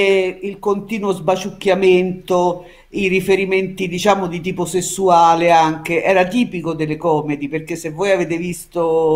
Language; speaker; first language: Italian; native; Italian